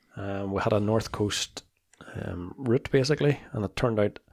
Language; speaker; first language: English; native; English